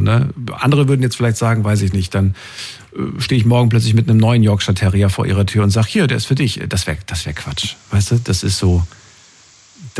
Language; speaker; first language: German; native; German